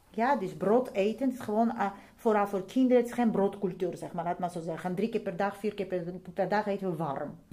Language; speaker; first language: Dutch; non-native, fluent; Armenian